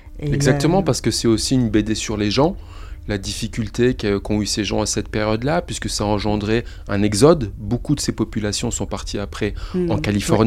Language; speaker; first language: French; native; French